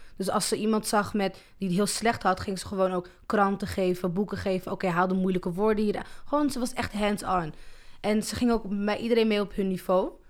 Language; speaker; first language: Dutch; early bilingual, other home language; Arabic